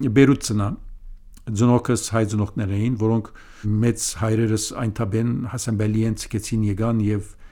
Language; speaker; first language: Armenian; early bilingual, heritage; Armenian